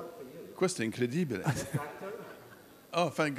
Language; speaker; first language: Italian; non-native, learner; English